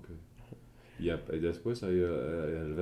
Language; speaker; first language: Spanish; non-native, fluent; French